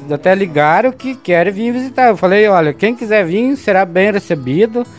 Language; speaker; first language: Portuguese; native; Portuguese